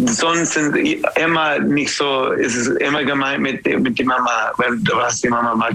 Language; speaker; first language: German; non-native, learner; English